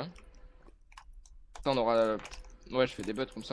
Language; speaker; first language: French; native; French